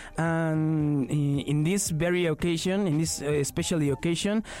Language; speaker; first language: English; non-native, fluent; Spanish